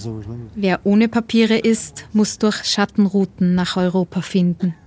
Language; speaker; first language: German; native; German